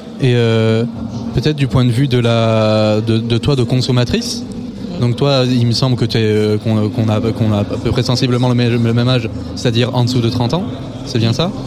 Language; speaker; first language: French; native; French